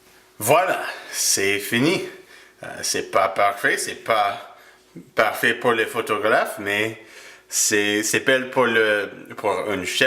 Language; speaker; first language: French; non-native, learner; English